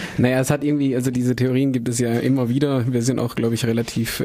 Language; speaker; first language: German; native; German